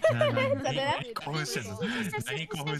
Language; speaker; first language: Japanese; native; Japanese